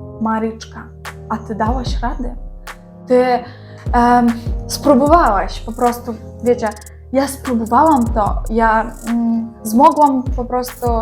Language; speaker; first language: Polish; non-native, learner; Ukrainian